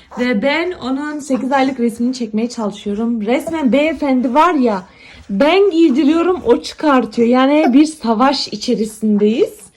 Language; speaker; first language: Turkish; early bilingual, heritage; Turkish